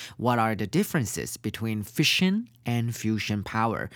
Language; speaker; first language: English; non-native, fluent; Chinese